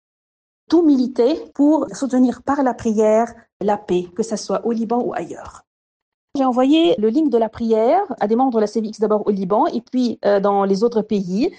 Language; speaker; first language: French; non-native, local second language; Arabic